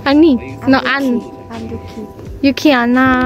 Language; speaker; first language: Korean; non-native, learner; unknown